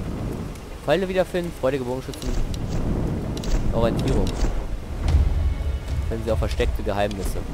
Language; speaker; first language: German; native; German